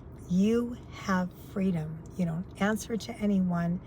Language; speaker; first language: English; native; English